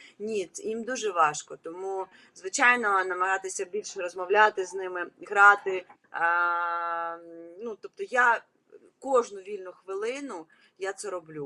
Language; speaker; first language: Ukrainian; non-native, local second language; Russian